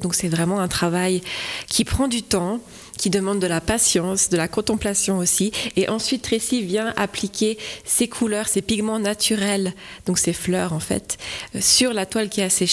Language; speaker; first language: French; native; French